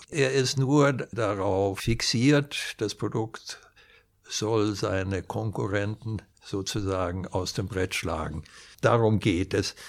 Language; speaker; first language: German; non-native, fluent; Swedish